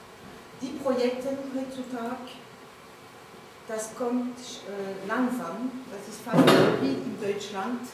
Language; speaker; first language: German; non-native, learner; French